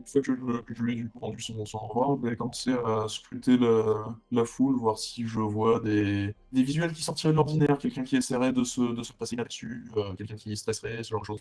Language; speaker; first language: French; native; French